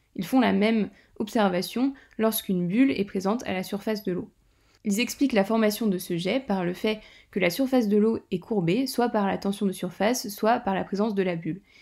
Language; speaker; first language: French; native; French